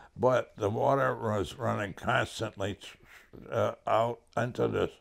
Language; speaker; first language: English; native; English